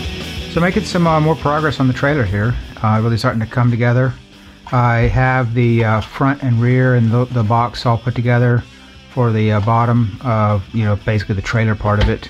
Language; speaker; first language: English; native; English